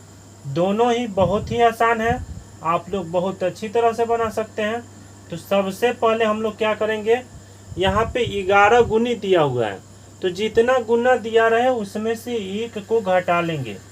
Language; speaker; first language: Hindi; native; Hindi